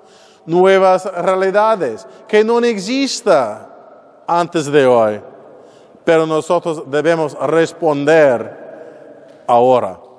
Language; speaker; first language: Spanish; non-native, fluent; English